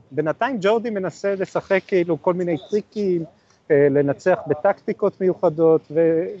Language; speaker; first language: Hebrew; native; Hebrew